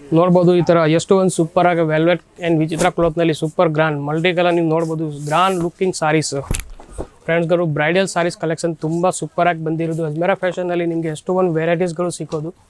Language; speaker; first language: Kannada; non-native, learner; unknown